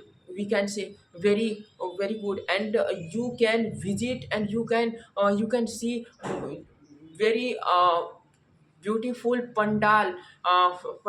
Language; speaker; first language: English; non-native, learner; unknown